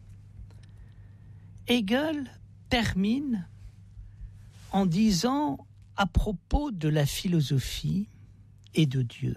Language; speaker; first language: French; native; French